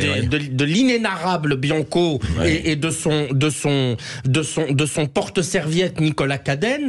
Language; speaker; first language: French; native; French